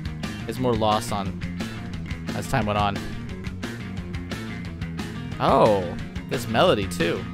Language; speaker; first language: English; native; English